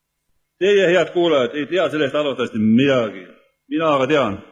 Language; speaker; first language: Estonian; native; Estonian